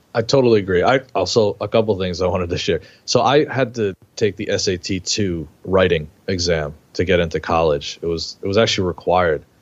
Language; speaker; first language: English; native; English